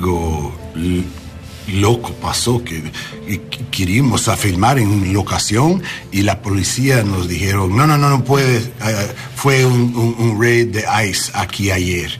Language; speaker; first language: Spanish; non-native, learner; English